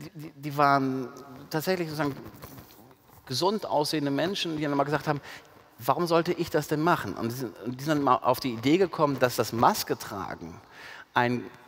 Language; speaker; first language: German; native; German